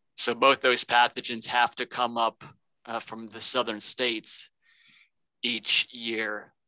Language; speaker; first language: English; native; English